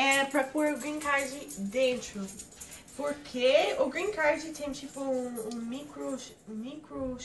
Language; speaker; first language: Portuguese; non-native, fluent; English